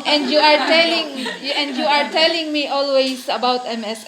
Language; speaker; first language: English; non-native, local second language; Filipino